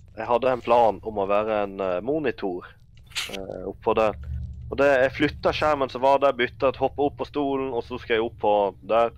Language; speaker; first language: Norwegian; native; Norwegian